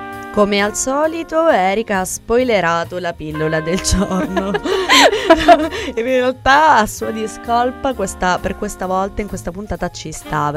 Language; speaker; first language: Italian; native; Italian